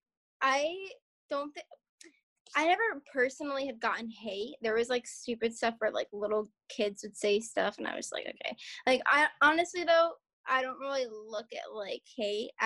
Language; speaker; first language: English; native; English